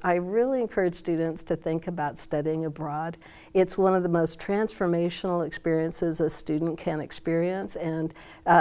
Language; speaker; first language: English; native; English